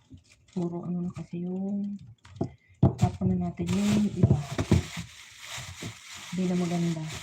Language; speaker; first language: Filipino; non-native, local second language; Bikol